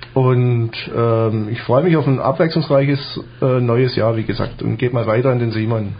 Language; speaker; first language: German; native; German